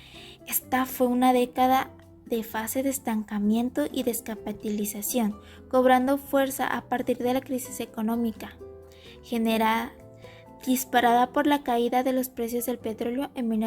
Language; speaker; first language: Spanish; native; Spanish